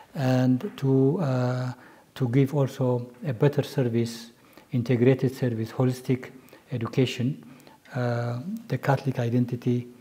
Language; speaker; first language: English; non-native, local second language; Amharic